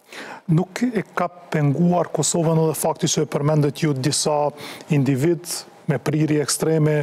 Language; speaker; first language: Albanian; native; Albanian